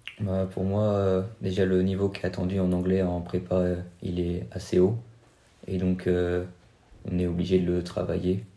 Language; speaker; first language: French; native; French